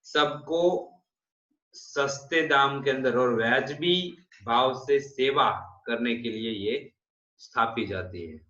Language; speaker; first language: Hindi; non-native, local second language; Gujarati